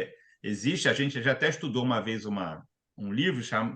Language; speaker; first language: Portuguese; native; Portuguese